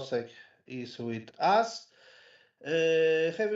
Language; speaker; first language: English; non-native, learner; Polish